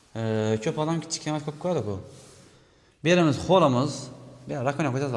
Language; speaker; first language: Uzbek; native; Uzbek